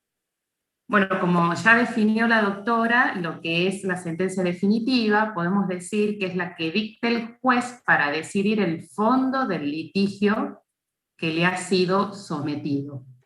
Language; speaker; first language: Spanish; native; Spanish